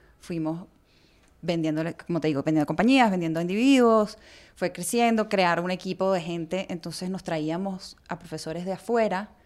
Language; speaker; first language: Spanish; native; Spanish